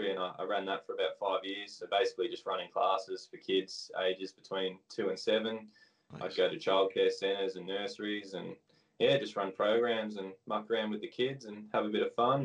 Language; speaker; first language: English; native; English